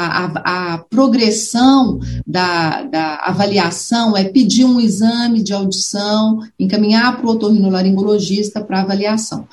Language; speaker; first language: Portuguese; native; Portuguese